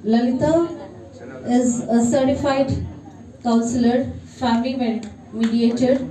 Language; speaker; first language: English; non-native, local second language; Telugu